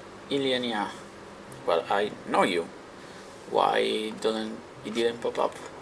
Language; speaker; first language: English; non-native, fluent; Italian